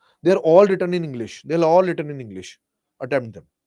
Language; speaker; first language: English; non-native, local second language; Hindi